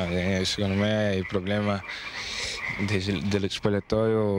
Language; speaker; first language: Italian; non-native, fluent; Portuguese